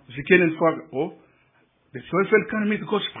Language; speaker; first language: German; non-native, learner; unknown